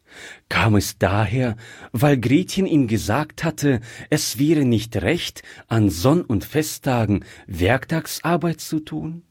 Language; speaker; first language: German; native; German